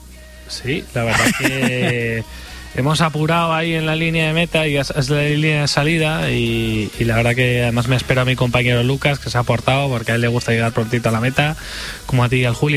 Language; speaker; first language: Spanish; native; Spanish